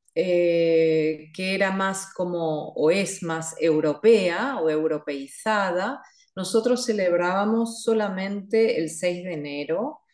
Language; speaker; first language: Spanish; native; Spanish